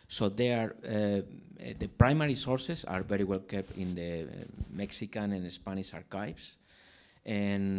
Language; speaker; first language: English; non-native, fluent; Spanish